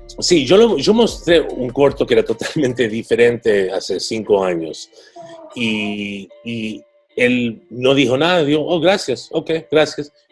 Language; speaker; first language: Spanish; early bilingual, heritage; Spanish